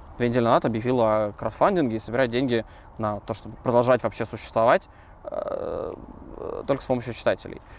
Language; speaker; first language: Russian; native; Russian